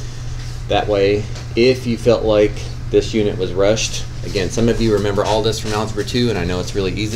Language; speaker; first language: English; native; English